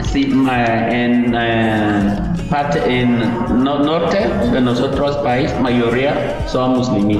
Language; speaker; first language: Spanish; non-native, learner; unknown